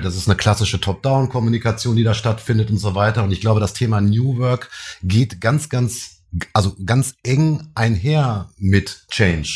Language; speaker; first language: German; native; German